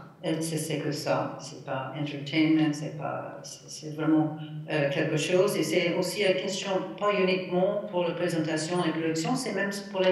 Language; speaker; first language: French; non-native, fluent; English